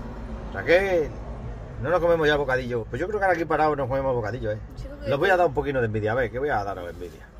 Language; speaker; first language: Spanish; native; Spanish